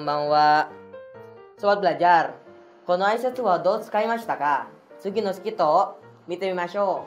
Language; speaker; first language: Japanese; non-native, learner; Indonesian